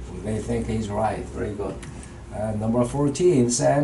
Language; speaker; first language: English; non-native, fluent; Korean